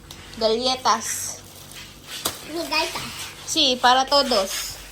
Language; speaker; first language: Spanish; non-native, learner; Filipino